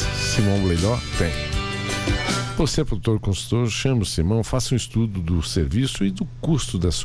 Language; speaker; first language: Portuguese; native; Portuguese